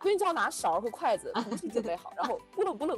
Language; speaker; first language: Chinese; native; Chinese